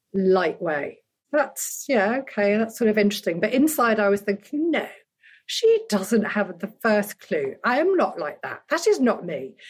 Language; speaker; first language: English; native; English